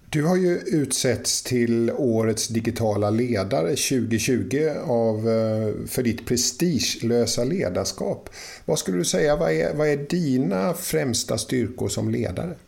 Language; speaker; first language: Swedish; native; Swedish